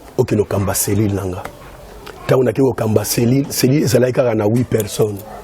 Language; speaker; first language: Lingala; native; Lingala